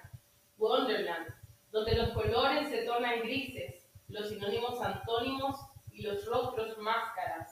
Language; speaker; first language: English; non-native, learner; Spanish